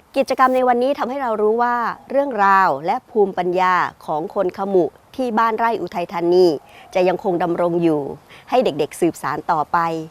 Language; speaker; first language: Thai; native; Thai